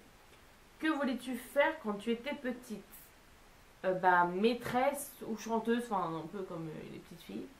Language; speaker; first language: French; native; French